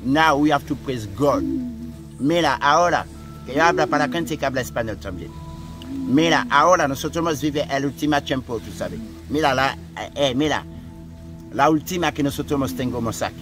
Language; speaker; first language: Spanish; non-native, learner; French